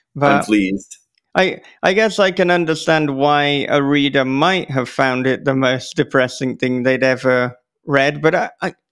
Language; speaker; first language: English; native; English